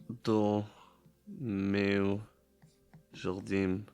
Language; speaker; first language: Portuguese; non-native, learner; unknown